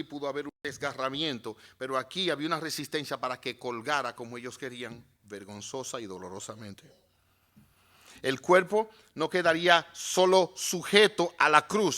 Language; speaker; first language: Spanish; native; Spanish